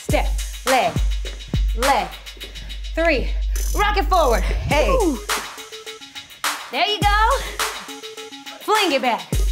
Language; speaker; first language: English; native; English